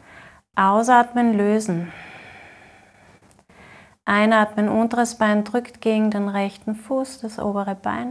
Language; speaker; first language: German; native; German